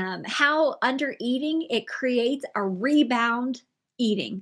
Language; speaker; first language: English; native; English